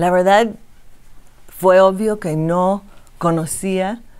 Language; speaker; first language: Spanish; non-native, fluent; English